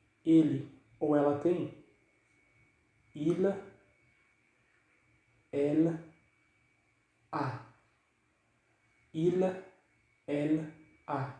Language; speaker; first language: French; non-native, fluent; Portuguese